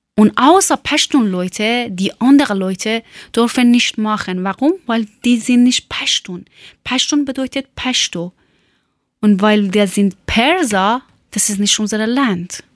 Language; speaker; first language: German; non-native, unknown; Persian